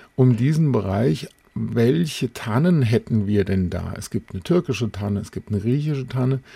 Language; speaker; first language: German; native; German